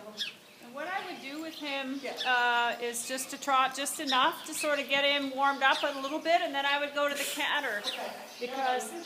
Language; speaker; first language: English; native; English